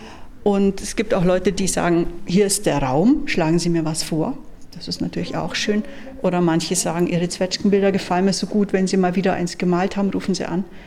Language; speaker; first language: German; native; German